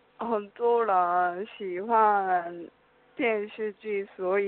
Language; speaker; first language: Chinese; non-native, learner; Korean